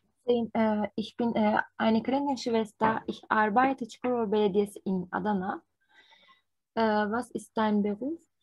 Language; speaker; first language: German; non-native, learner; Turkish